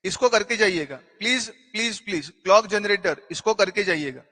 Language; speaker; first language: Hindi; non-native, local second language; Marathi